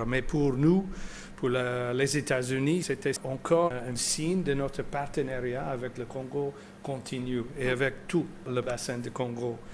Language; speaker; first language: French; non-native, fluent; English